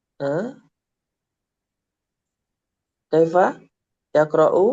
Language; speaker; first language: Arabic; non-native, fluent; Indonesian